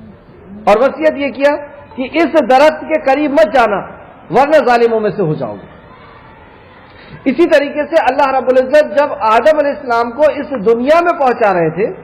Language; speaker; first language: Urdu; native; Urdu